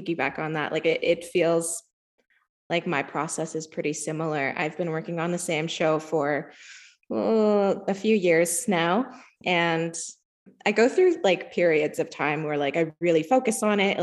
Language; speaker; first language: English; native; English